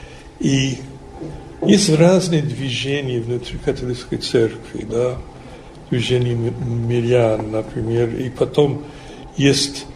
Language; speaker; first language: Russian; non-native, fluent; English